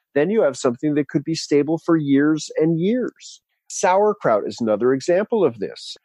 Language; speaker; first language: English; native; English